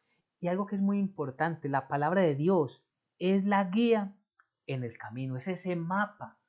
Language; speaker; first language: Spanish; native; Spanish